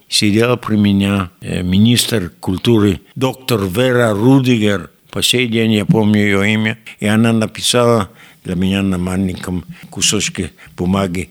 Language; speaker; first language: Russian; non-native, fluent; Yiddish